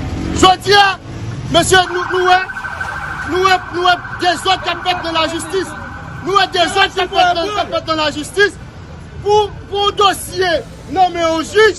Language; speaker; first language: Haitian Creole; native; Haitian Creole